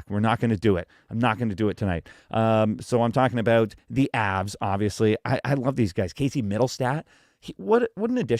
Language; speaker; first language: English; native; English